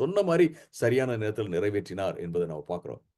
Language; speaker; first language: Tamil; native; Tamil